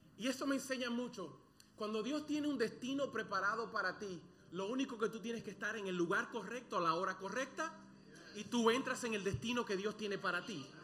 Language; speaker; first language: Spanish; early bilingual, other home language; English